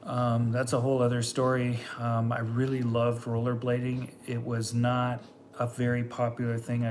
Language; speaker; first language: English; native; English